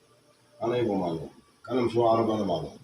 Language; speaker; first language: Arabic; non-native, learner; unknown